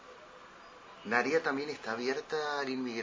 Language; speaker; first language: Spanish; native; Spanish